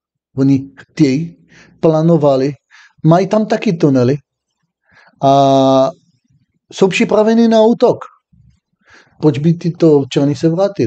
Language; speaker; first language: Czech; non-native, fluent; Hebrew